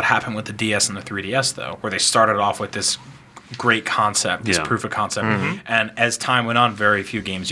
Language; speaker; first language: English; early bilingual, other home language; Italian